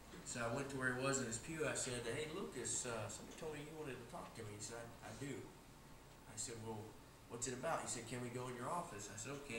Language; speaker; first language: English; native; English